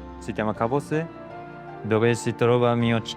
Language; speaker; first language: Italian; non-native, learner; Japanese